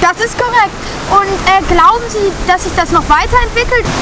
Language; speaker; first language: German; native; German